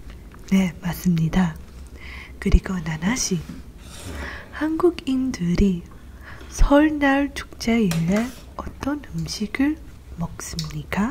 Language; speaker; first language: Korean; non-native, learner; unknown